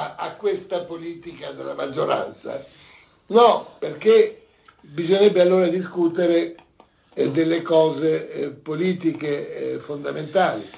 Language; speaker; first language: Italian; native; Italian